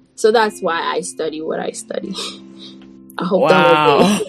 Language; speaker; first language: English; non-native, fluent; French